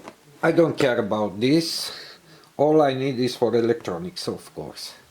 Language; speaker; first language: English; non-native, learner; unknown